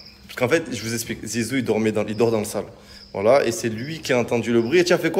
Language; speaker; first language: French; native; French